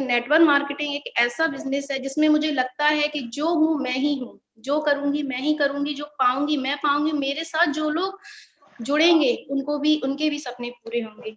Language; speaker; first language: Hindi; native; Hindi